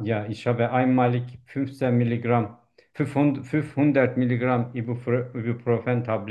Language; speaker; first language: German; non-native, learner; Turkish